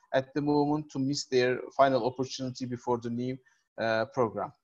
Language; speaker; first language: English; non-native, fluent; Turkish